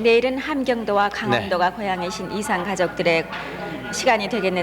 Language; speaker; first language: Korean; native; Korean